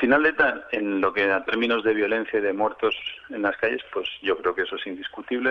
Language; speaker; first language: Spanish; native; Spanish